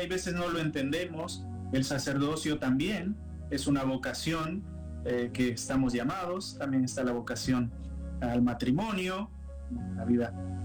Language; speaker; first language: Spanish; native; Spanish